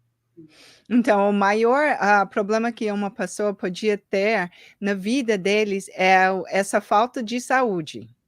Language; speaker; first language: Portuguese; early bilingual, heritage; English